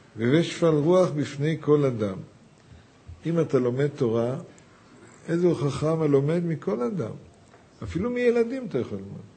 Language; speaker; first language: Hebrew; native; Hebrew